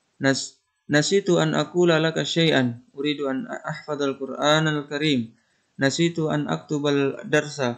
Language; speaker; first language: Arabic; non-native, fluent; Indonesian